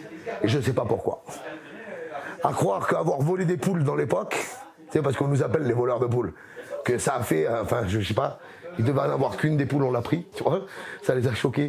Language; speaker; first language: French; native; French